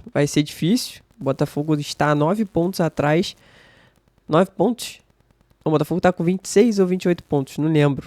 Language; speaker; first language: Portuguese; native; Portuguese